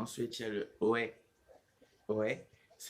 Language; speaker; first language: French; native; French